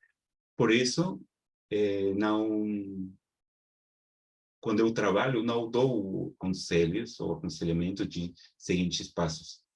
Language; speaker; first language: Portuguese; non-native, fluent; Spanish